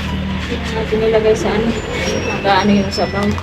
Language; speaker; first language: Filipino; native; Filipino